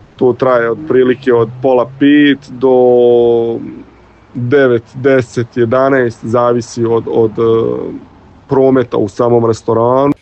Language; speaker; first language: Serbian; native; Serbian